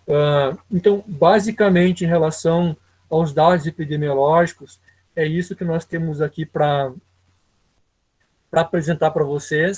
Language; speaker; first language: Portuguese; native; Portuguese